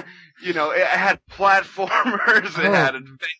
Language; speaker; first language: English; non-native, fluent; Spanish